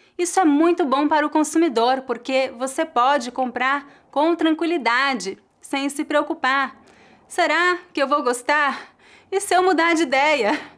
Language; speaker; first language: Portuguese; native; Portuguese